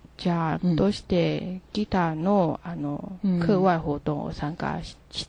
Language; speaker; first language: Japanese; non-native, learner; Chinese